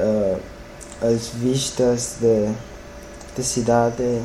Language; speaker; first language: Portuguese; non-native, learner; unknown